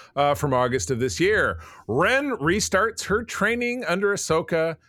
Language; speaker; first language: English; native; English